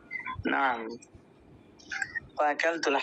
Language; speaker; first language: Arabic; non-native, learner; Bangla